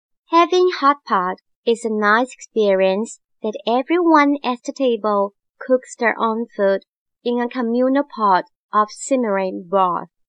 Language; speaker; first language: English; non-native, fluent; Chinese